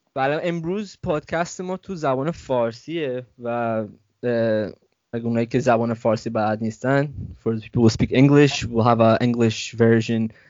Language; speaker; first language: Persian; early bilingual, heritage; Persian